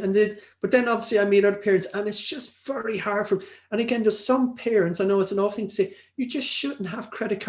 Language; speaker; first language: English; native; English